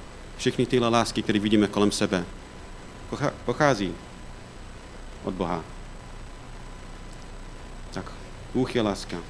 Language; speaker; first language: Czech; non-native, fluent; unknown